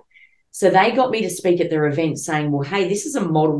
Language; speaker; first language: English; native; English